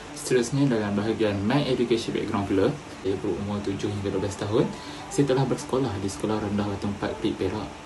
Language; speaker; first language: Malay; native; Malay